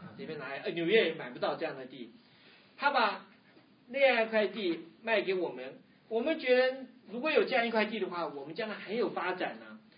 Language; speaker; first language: Chinese; native; Chinese